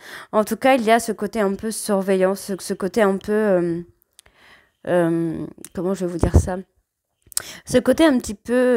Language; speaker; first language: French; native; French